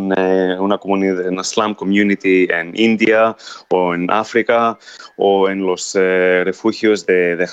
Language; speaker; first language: Spanish; non-native, fluent; Greek